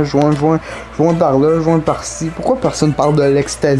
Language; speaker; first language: French; native; French